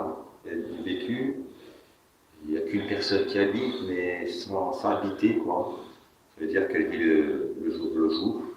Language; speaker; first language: French; native; French